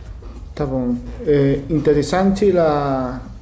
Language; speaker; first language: Portuguese; non-native, learner; Spanish